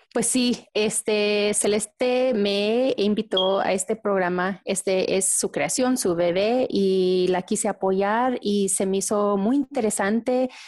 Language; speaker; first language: Spanish; early bilingual, heritage; Spanish